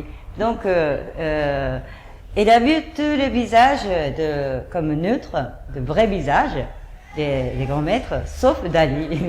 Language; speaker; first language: French; non-native, fluent; Japanese